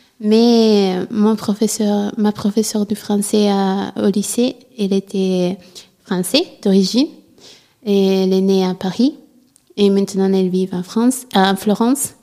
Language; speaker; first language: French; non-native, learner; Italian